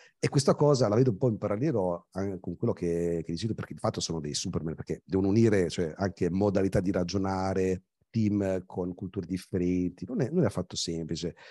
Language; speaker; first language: Italian; native; Italian